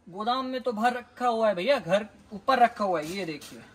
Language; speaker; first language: Hindi; native; Hindi